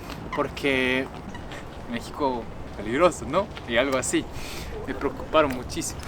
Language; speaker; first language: Spanish; non-native, fluent; Japanese